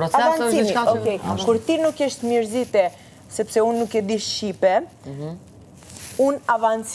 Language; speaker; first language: Albanian; non-native, learner; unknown